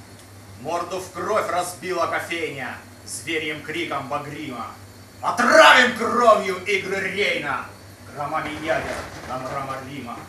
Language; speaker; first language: Russian; native; Russian